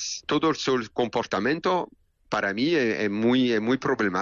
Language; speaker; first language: Spanish; non-native, learner; French